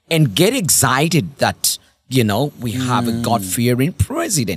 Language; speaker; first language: English; non-native, local second language; Kikuyu